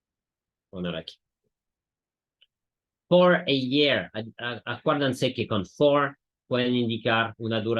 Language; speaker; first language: Spanish; non-native, fluent; French